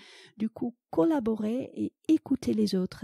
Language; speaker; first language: French; non-native, fluent; Dutch